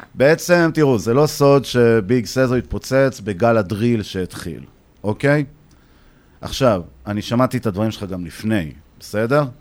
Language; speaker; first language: Hebrew; native; Hebrew